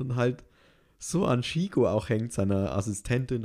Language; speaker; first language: German; native; German